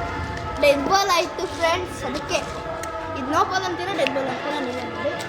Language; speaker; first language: Kannada; native; Kannada